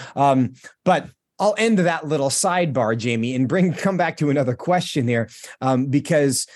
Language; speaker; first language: English; native; English